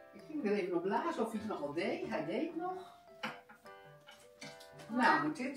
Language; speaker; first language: Dutch; native; Dutch